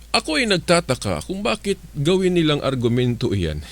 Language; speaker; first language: Filipino; non-native, fluent; Cebuano